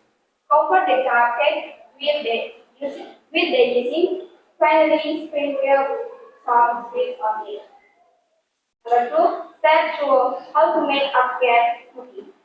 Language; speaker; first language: English; non-native, learner; Indonesian